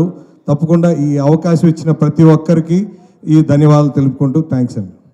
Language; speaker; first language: Telugu; native; Telugu